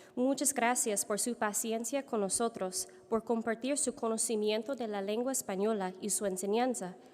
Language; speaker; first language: Spanish; non-native, fluent; English